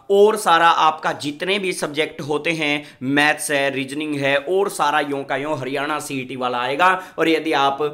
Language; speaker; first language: Hindi; native; Hindi